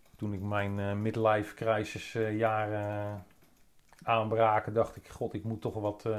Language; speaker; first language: Dutch; native; Dutch